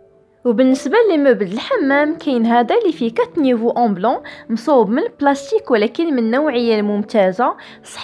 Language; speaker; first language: Arabic; native; Arabic